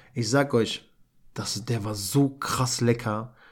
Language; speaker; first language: German; early bilingual, other home language; Albanian